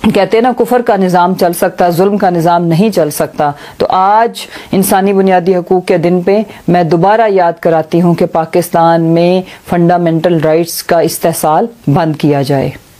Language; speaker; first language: Urdu; non-native, local second language; Punjabi